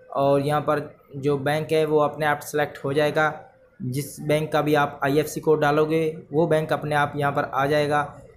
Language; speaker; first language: Hindi; native; Hindi